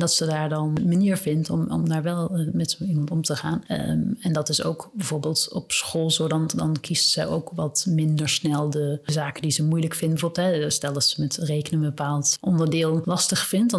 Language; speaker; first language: Dutch; native; Dutch